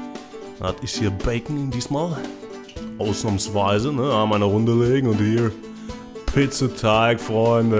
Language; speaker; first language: German; native; German